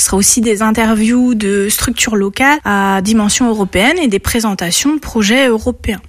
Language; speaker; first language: French; native; French